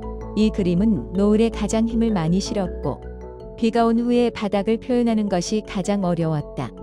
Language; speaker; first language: Korean; native; Korean